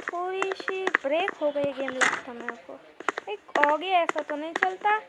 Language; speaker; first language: Hindi; non-native, local second language; Marathi